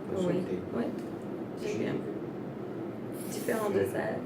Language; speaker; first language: French; non-native, fluent; Portuguese